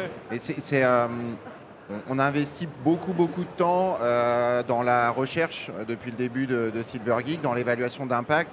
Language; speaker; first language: French; native; French